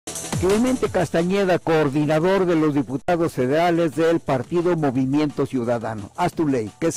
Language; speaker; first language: Spanish; native; Spanish